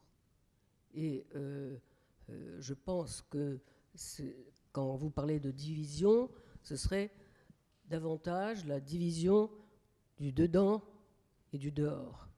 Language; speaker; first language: French; native; French